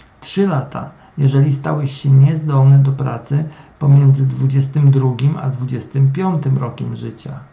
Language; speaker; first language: Polish; native; Polish